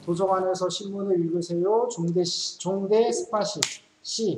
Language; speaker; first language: Korean; native; Korean